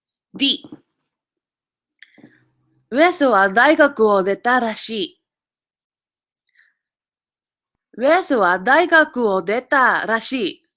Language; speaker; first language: Japanese; non-native, fluent; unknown